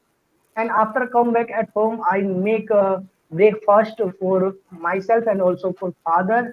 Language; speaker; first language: English; non-native, learner; Hindi